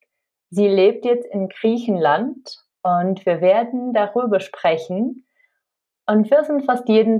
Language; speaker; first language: German; non-native, fluent; Czech